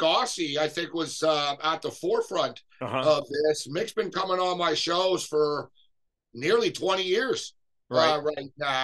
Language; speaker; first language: English; native; English